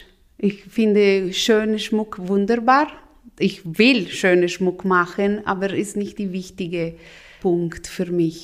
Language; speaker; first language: German; non-native, local second language; Italian